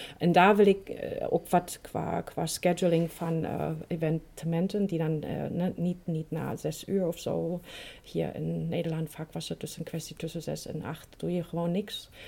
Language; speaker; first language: Dutch; non-native, fluent; German